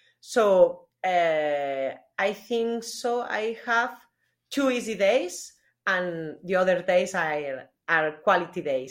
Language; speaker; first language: English; non-native, learner; Spanish